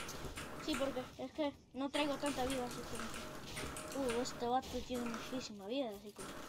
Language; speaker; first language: Spanish; native; Spanish